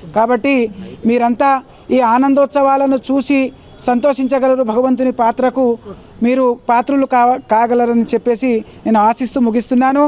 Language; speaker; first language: Telugu; non-native, local second language; Lambadi